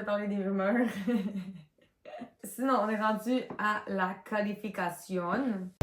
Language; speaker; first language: French; native; French